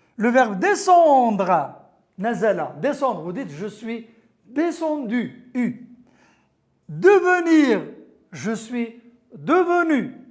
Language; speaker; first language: French; non-native, local second language; Arabic